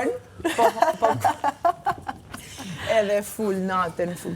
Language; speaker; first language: Albanian; early bilingual, heritage; Albanian